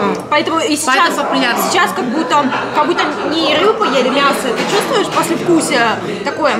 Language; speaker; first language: Russian; native; Russian